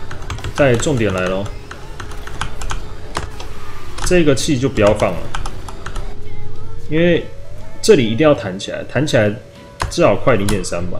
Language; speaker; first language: Chinese; native; Chinese